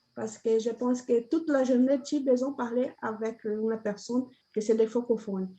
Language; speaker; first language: French; non-native, learner; Portuguese